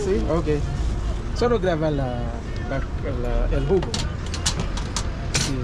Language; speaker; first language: Spanish; non-native, learner; Haitian Creole